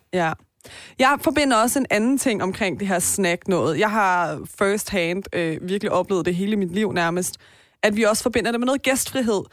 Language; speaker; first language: Danish; early bilingual, other home language; Persian